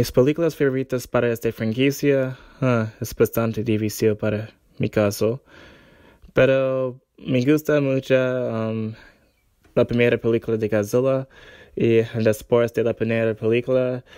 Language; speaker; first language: Spanish; non-native, learner; English